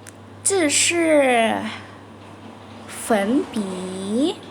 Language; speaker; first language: Chinese; non-native, fluent; Indonesian